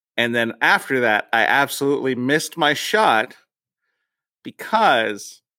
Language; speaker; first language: English; native; English